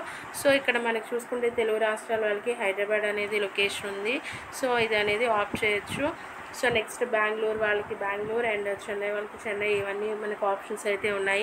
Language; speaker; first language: Telugu; native; Telugu